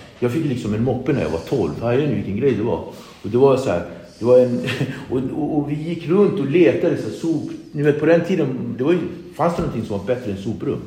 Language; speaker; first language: Swedish; early bilingual, other home language; Kabuverdianu